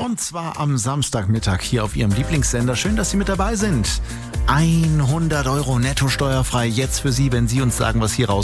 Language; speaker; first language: German; native; German